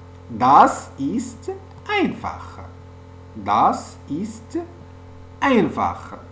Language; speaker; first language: German; non-native, fluent; French